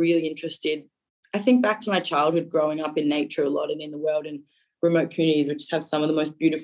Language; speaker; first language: English; native; English